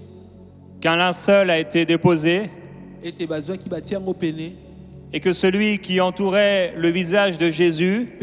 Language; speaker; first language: French; native; French